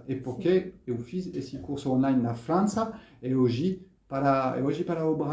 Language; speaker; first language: Portuguese; non-native, fluent; French